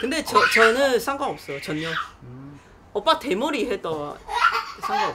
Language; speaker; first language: Korean; non-native, learner; Chinese